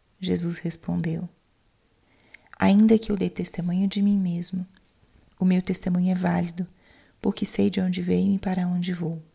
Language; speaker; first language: Portuguese; native; Portuguese